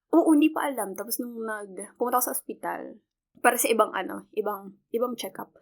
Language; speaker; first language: Filipino; native; Filipino